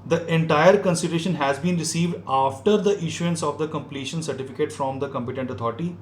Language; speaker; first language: English; non-native, local second language; Punjabi